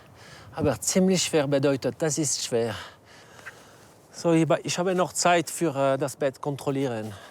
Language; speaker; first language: German; non-native, learner; French